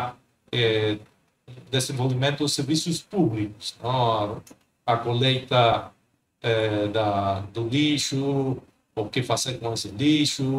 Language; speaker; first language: Portuguese; non-native, fluent; Spanish